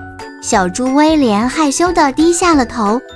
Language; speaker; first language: Chinese; native; Chinese